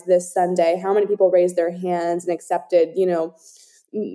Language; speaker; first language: English; native; English